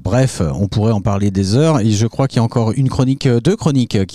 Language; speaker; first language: French; native; French